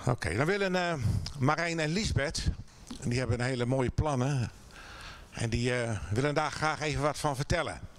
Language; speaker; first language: Dutch; native; Dutch